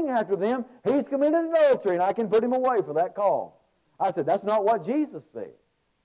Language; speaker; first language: English; native; English